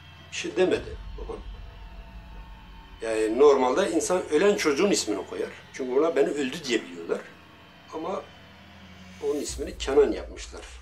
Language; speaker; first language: Turkish; non-native, local second language; Kurdish